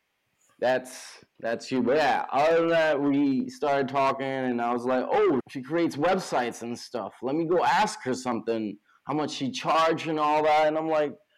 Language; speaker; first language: English; native; English